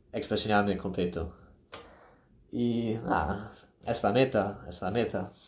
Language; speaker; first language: Spanish; non-native, learner; English